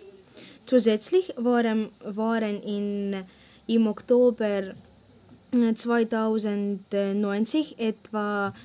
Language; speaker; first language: German; non-native, learner; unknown